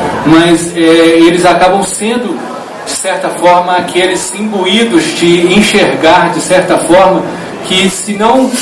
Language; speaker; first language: Portuguese; native; Portuguese